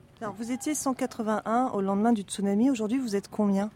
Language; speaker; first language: French; native; French